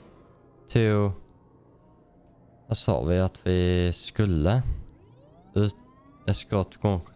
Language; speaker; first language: Swedish; native; Swedish